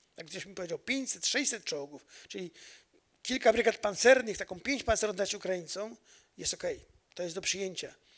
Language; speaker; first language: Polish; native; Polish